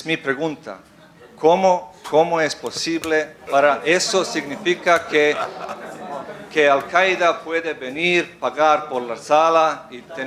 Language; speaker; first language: Spanish; non-native, fluent; Bosnian